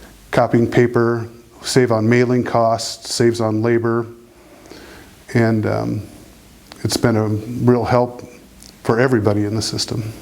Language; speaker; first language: English; native; English